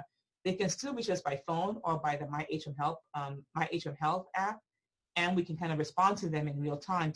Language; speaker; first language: English; non-native, local second language; Igbo